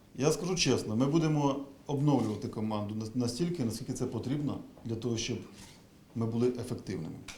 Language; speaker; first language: Ukrainian; native; Ukrainian